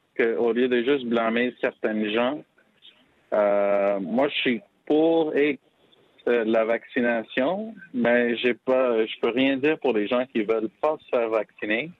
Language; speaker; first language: French; non-native, fluent; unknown